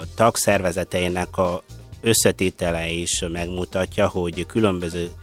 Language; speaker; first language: Hungarian; non-native, fluent; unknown